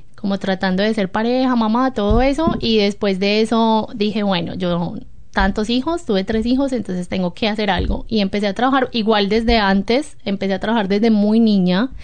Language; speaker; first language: Spanish; native; Spanish